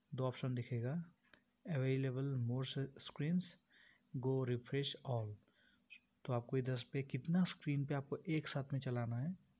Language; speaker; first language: Hindi; non-native, local second language; Bangla